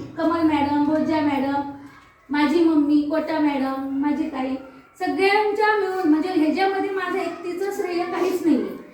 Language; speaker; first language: Marathi; non-native, local second language; Telugu